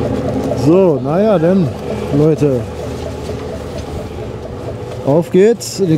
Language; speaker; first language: German; native; German